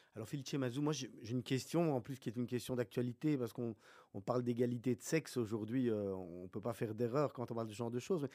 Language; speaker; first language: French; native; French